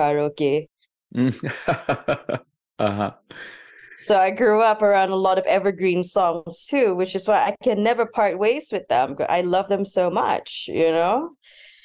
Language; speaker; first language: English; non-native, local second language; Malay